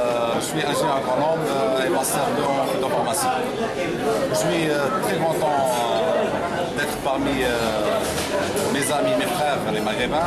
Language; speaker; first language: French; non-native, local second language; Arabic